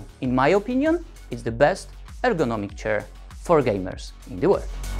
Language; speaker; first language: English; non-native, fluent; Polish